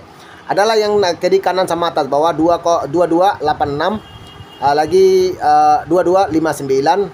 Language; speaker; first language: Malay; non-native, learner; Bangla